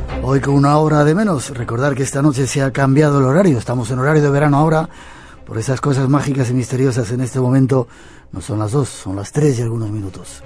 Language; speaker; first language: Spanish; native; Spanish